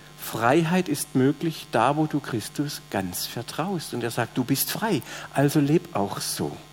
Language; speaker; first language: German; native; German